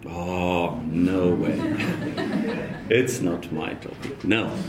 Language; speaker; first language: English; non-native, fluent; Estonian